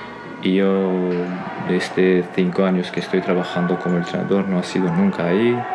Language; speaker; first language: Spanish; non-native, fluent; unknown